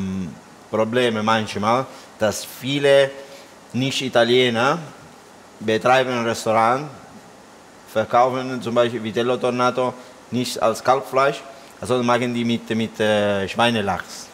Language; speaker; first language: German; non-native, learner; Italian